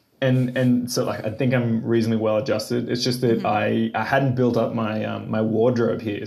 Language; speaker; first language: English; native; English